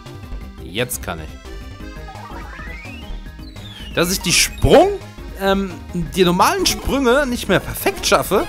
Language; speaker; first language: German; native; German